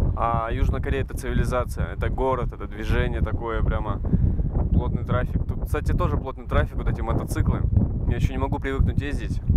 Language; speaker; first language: Russian; native; Russian